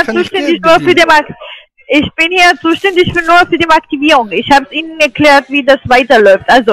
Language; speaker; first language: German; non-native, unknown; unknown